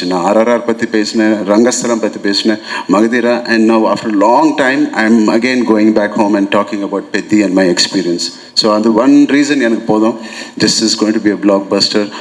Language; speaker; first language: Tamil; non-native, learner; Telugu